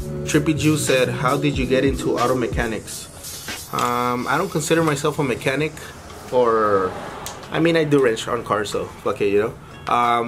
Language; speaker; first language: English; early bilingual, other home language; Spanish